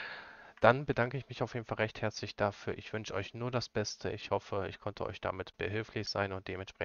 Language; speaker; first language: German; native; German